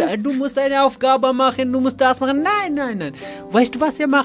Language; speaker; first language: German; non-native, learner; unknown